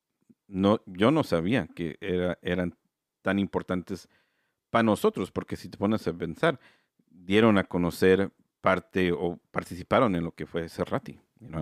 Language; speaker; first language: Spanish; early bilingual, heritage; Spanish